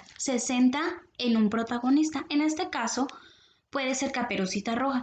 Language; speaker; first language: Spanish; native; Spanish